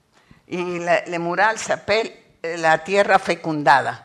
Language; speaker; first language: French; non-native, learner; Spanish